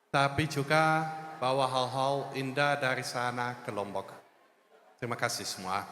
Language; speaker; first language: Indonesian; non-native, fluent; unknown